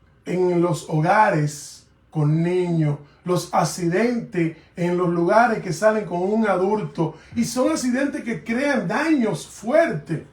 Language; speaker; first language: Spanish; native; Spanish